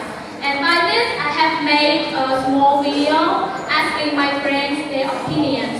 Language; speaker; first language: English; non-native, learner; Vietnamese